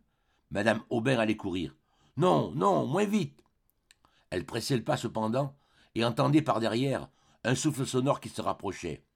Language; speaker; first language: French; native; French